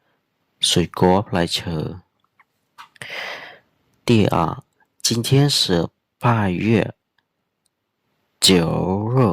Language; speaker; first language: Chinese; non-native, fluent; Khmer